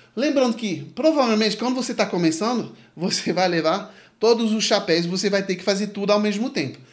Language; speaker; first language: Portuguese; non-native, fluent; French